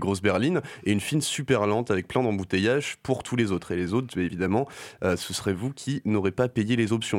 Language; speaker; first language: French; native; French